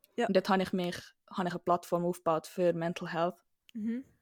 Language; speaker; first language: Swiss German; early bilingual, other home language; Sinhala